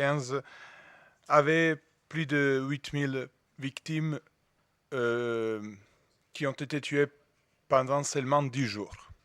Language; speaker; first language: French; non-native, fluent; Serbian